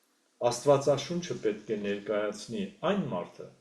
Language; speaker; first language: Armenian; native; Armenian